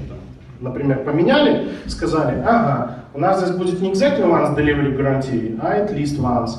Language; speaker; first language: Russian; native; Russian